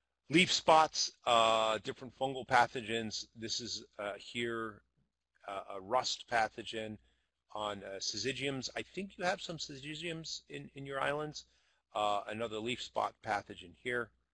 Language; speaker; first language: English; native; English